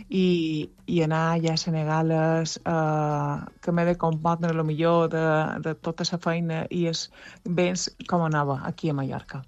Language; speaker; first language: Catalan; native; Catalan